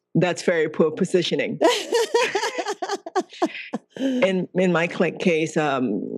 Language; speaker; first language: English; non-native, local second language; Cantonese